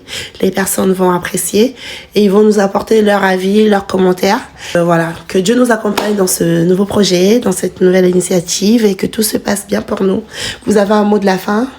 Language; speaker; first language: French; native; French